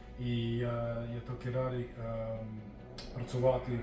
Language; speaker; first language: Ukrainian; non-native, fluent; English